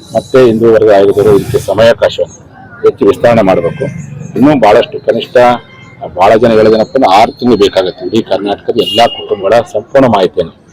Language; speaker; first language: Kannada; native; Kannada